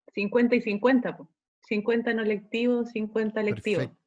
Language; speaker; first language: Spanish; native; Spanish